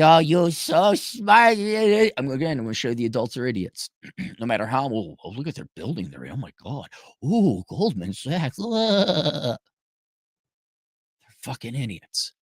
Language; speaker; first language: English; native; English